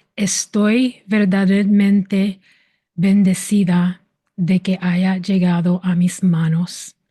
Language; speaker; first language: Spanish; early bilingual, heritage; Spanish